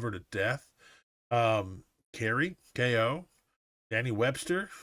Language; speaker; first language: English; native; English